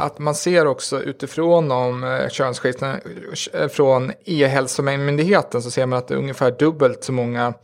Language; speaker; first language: Swedish; native; Swedish